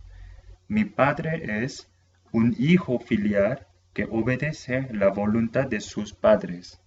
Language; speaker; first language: Spanish; non-native, fluent; Korean